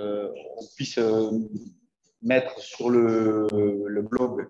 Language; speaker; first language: French; native; French